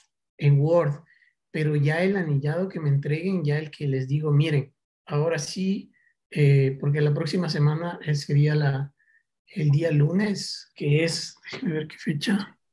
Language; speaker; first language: Spanish; native; Spanish